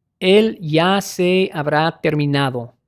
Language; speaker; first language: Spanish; non-native, learner; English